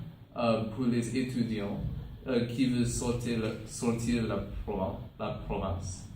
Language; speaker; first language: French; non-native, local second language; English